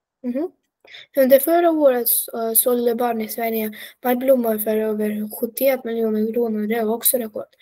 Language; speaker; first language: Swedish; non-native, learner; Russian